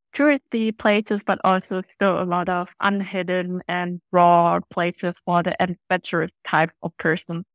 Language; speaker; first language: English; non-native, fluent; German